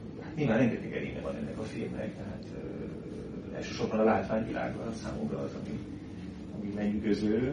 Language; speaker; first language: Hungarian; native; Hungarian